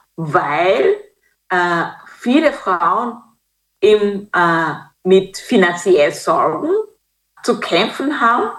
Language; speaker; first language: German; non-native, fluent; Kinyarwanda